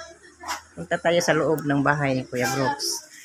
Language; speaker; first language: Filipino; non-native, local second language; Cebuano